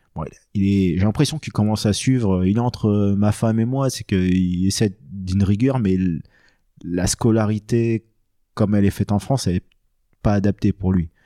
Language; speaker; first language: French; native; French